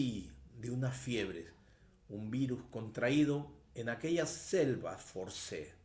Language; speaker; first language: Spanish; native; Spanish